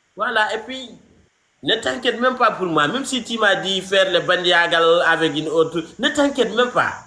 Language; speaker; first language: French; non-native, local second language; Fula